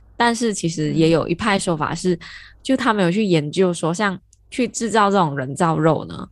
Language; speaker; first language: Chinese; native; Chinese